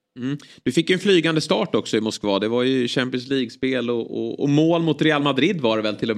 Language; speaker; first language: Swedish; native; Swedish